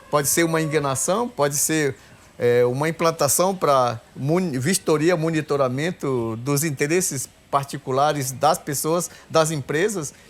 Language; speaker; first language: Portuguese; non-native, local second language; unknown